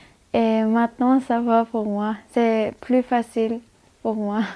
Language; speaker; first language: French; non-native, learner; Armenian